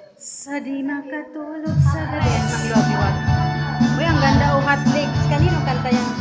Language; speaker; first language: Filipino; non-native, local second language; Waray